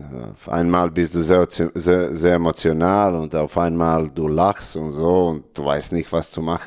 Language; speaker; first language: German; non-native, learner; Serbian